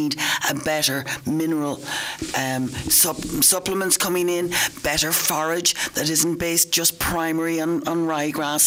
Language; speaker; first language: English; native; English